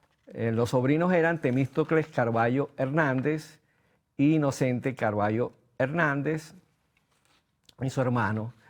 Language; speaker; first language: Spanish; native; Spanish